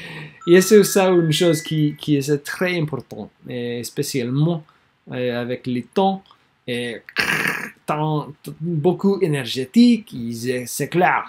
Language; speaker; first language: French; non-native, learner; English